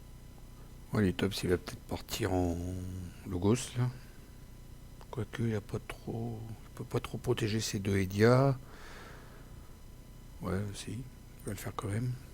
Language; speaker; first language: French; native; French